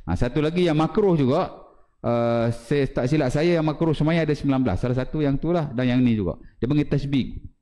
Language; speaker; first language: Malay; native; Malay